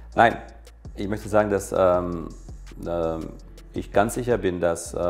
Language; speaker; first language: German; native; German